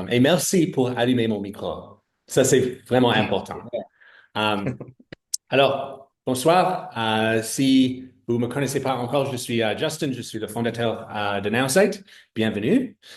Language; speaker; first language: French; non-native, fluent; English